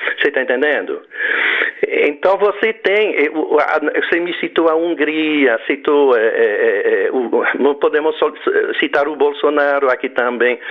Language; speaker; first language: Portuguese; non-native, fluent; French